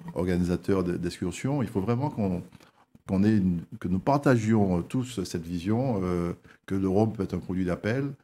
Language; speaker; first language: French; native; French